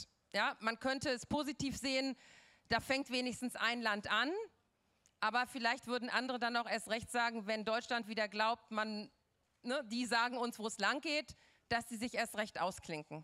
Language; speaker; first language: German; native; German